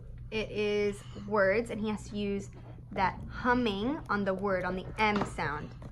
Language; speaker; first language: English; early bilingual, other home language; Spanish